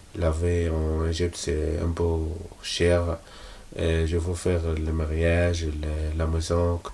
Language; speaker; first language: French; non-native, learner; Arabic